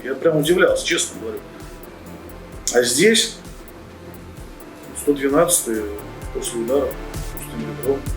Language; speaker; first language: Russian; native; Russian